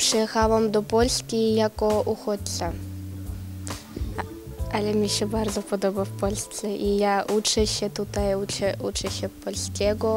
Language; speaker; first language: Polish; non-native, learner; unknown